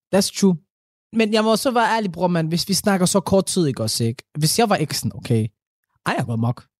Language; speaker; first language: Danish; early bilingual, other home language; Somali